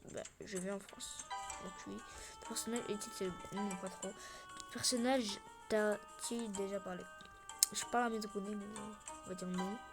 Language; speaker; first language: French; early bilingual, other home language; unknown